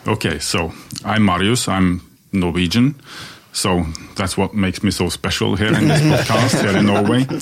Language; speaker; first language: English; non-native, fluent; Norwegian